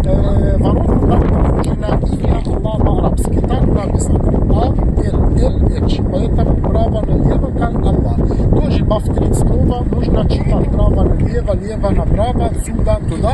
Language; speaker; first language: Russian; non-native, local second language; Arabic